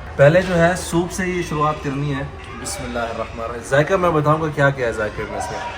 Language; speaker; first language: Urdu; native; Urdu